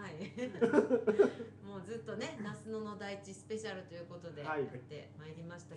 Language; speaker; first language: Japanese; native; Japanese